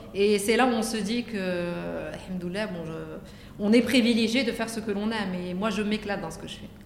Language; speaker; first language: French; non-native, local second language; Arabic